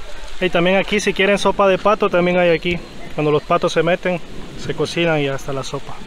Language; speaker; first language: Spanish; native; Spanish